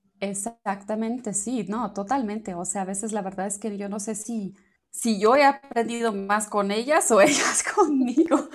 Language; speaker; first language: Spanish; non-native, fluent; German